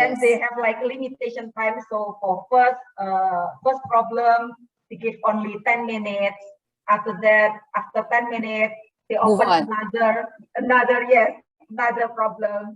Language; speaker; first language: English; non-native, fluent; Indonesian